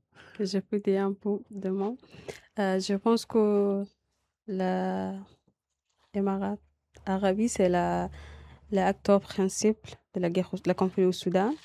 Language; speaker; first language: French; non-native, learner; Arabic